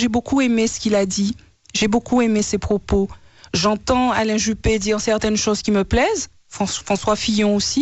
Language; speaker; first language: French; native; French